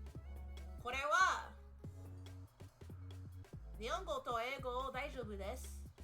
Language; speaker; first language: Japanese; non-native, learner; English